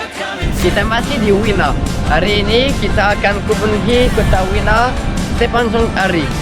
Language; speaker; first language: Indonesian; non-native, learner; French